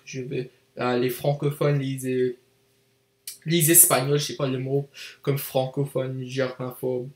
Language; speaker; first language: French; non-native, learner; English